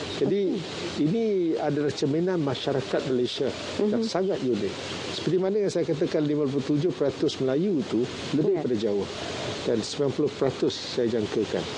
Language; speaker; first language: Malay; non-native, local second language; Chinese